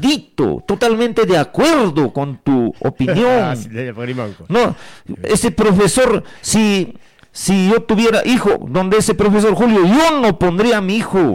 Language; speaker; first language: Spanish; native; Spanish